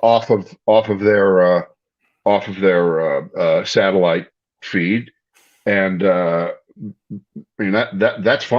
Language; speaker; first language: English; native; English